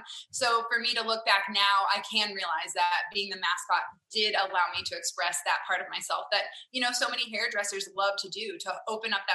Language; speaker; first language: English; native; English